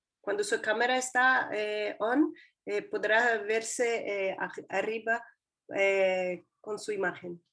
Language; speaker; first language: Spanish; non-native, fluent; Portuguese